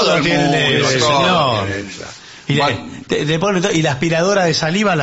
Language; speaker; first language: Spanish; native; Spanish